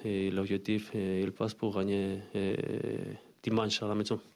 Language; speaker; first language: French; non-native, learner; Spanish